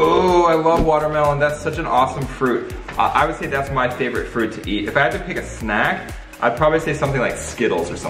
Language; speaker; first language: English; native; English